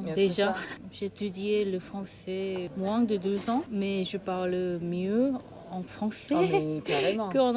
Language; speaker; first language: French; non-native, learner; Korean